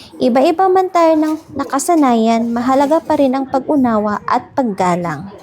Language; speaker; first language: Filipino; native; Filipino